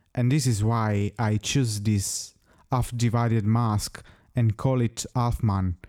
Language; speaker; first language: English; non-native, fluent; Italian